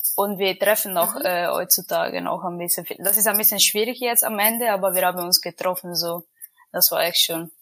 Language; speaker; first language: German; non-native, learner; Italian